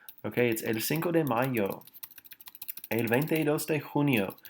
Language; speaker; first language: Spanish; non-native, fluent; English